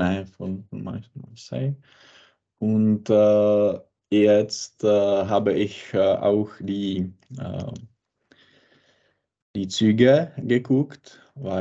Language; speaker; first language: German; non-native, learner; Czech